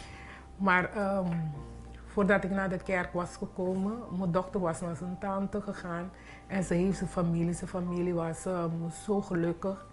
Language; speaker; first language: Dutch; non-native, local second language; Papiamento